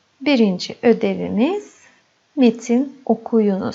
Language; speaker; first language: Turkish; non-native, fluent; Russian